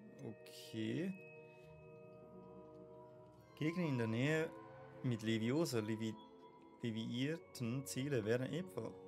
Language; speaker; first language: German; native; German